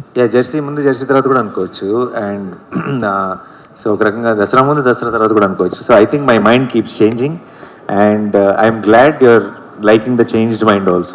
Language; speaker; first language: Telugu; native; Telugu